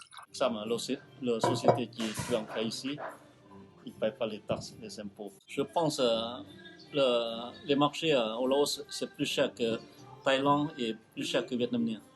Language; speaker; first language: French; non-native, learner; Lao